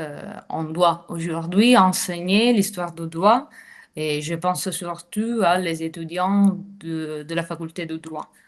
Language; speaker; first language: French; non-native, fluent; Italian